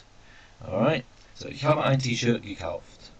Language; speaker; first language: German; non-native, fluent; English